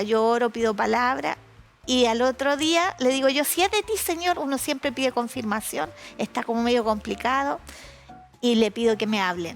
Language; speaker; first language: Spanish; native; Spanish